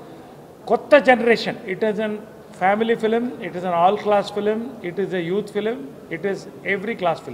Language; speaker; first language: Telugu; native; Telugu